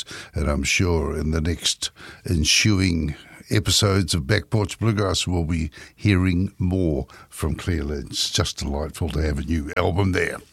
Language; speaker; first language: English; native; English